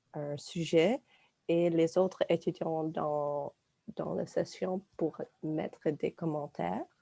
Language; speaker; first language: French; non-native, local second language; English